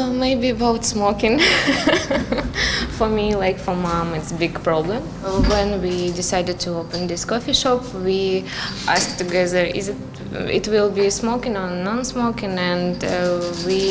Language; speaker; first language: English; non-native, learner; Russian